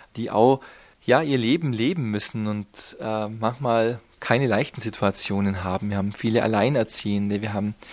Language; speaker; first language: German; native; German